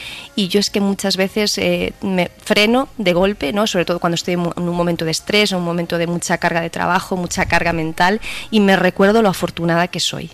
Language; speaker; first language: Spanish; native; Spanish